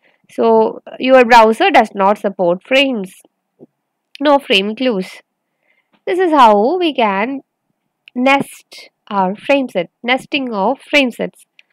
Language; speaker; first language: English; non-native, local second language; Malayalam